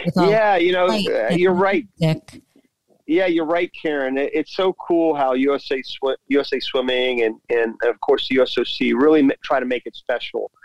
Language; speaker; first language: English; native; English